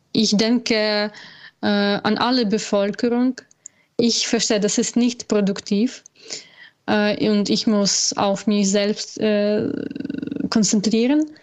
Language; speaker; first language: German; non-native, learner; Ukrainian